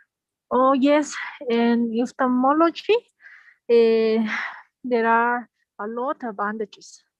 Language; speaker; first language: English; non-native, learner; Spanish